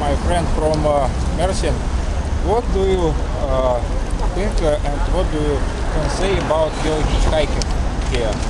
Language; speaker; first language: English; non-native, learner; Russian